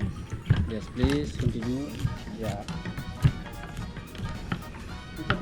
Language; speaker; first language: English; non-native, learner; Indonesian